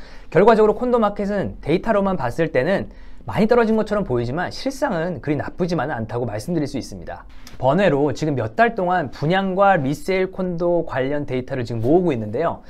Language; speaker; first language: Korean; native; Korean